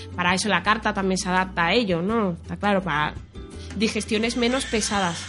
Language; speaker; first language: Spanish; native; Spanish